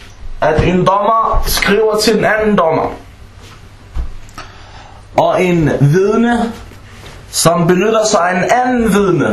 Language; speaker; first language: Danish; early bilingual, other home language; Arabic